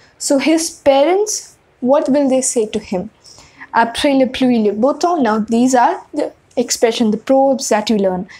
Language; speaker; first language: English; non-native, local second language; Hindi